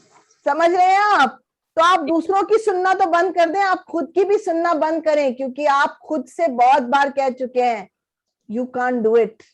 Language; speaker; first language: Hindi; native; Hindi